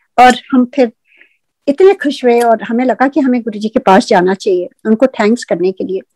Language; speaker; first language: Hindi; native; Hindi